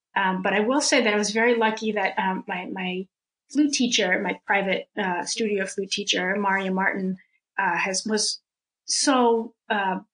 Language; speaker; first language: English; early bilingual, other home language; Russian